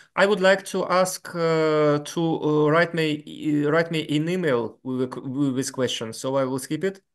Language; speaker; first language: English; non-native, fluent; Lithuanian